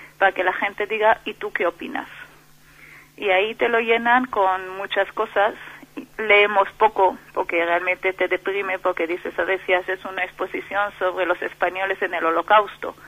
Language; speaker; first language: Spanish; non-native, fluent; Hebrew